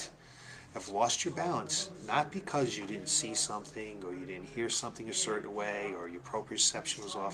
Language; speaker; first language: English; native; English